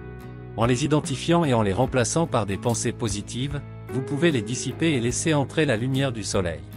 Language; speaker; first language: French; native; French